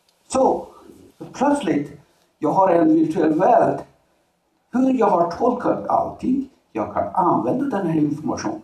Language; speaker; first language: Swedish; non-native, fluent; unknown